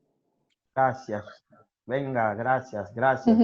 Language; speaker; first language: Spanish; non-native, learner; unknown